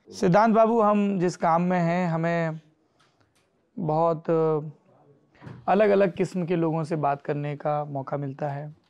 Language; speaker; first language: Hindi; native; Hindi